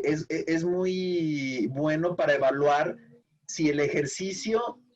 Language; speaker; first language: Spanish; native; Spanish